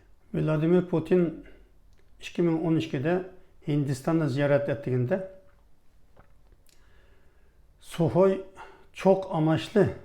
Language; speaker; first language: Turkish; non-native, fluent; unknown